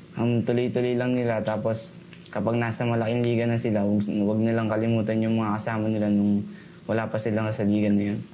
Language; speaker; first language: Filipino; native; Filipino